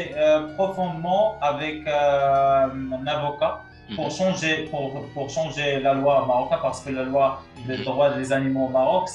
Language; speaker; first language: French; non-native, local second language; Arabic